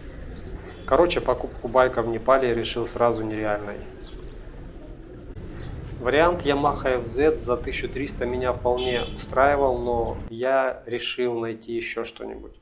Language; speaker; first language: Russian; native; Russian